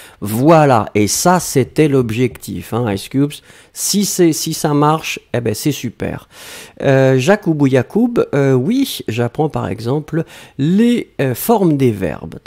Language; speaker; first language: French; native; French